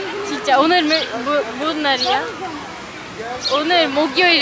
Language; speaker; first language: Korean; non-native, fluent; Turkish